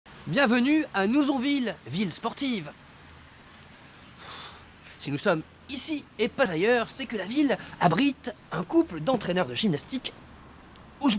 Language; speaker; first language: French; native; French